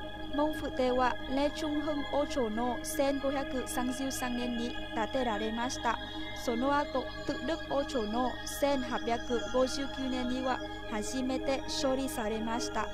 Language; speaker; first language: Japanese; non-native, learner; Vietnamese